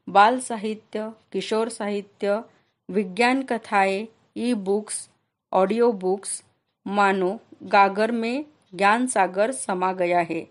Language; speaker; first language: Hindi; non-native, local second language; Marathi